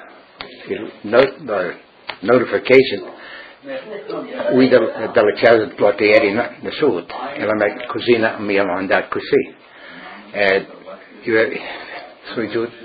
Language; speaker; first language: Italian; early bilingual, heritage; Friulian